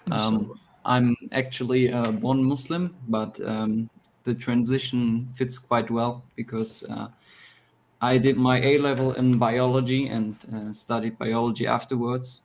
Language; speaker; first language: English; non-native, fluent; German